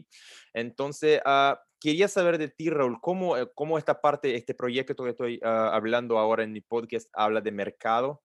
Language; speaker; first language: Spanish; non-native, learner; Portuguese